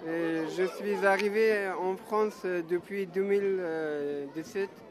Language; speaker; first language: French; non-native, learner; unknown